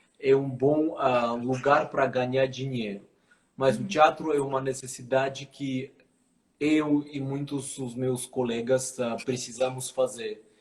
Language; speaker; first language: Portuguese; non-native, fluent; Armenian